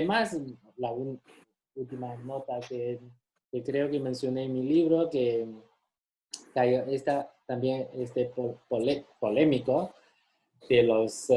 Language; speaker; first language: Spanish; non-native, fluent; Chinese